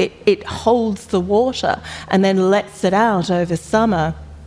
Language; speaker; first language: English; native; English